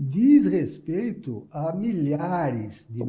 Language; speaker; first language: Portuguese; native; Portuguese